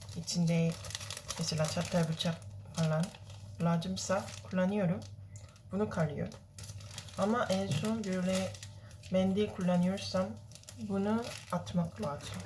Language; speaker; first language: Turkish; non-native, learner; Korean